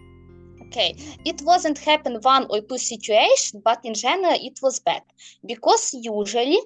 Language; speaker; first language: English; non-native, learner; Ukrainian